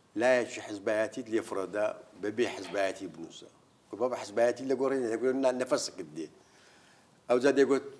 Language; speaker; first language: Central Kurdish; native; Central Kurdish